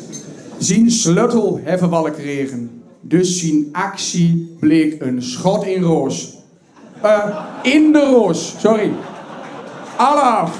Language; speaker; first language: Dutch; native; Dutch